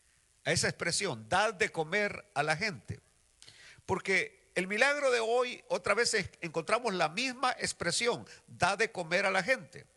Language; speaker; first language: Spanish; native; Spanish